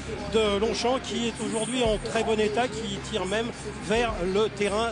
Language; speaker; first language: French; native; French